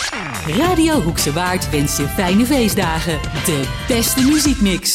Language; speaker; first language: Dutch; native; Dutch